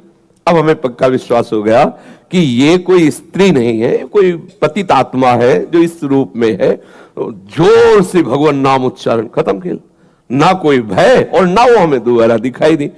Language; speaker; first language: Hindi; native; Hindi